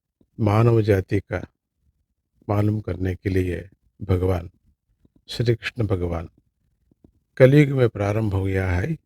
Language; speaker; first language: Hindi; non-native, local second language; Kannada